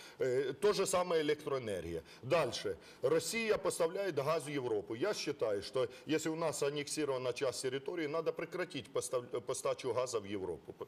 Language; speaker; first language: Russian; non-native, local second language; Ukrainian